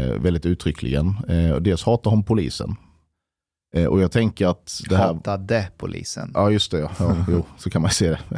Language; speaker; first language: Swedish; native; Swedish